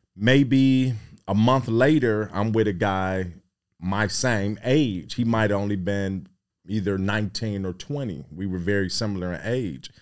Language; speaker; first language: English; native; English